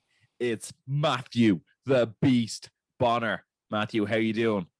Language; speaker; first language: English; native; English